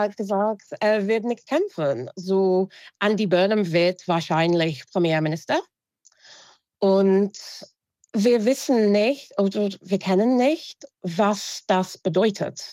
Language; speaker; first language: German; non-native, fluent; English